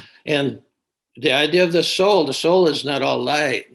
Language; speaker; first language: English; native; English